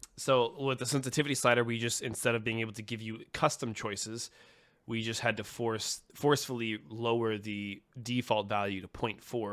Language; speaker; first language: English; native; English